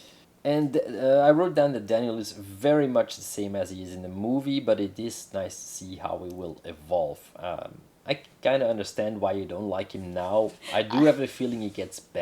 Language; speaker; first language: English; non-native, fluent; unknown